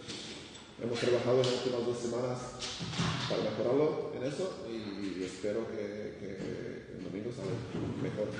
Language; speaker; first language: Spanish; non-native, fluent; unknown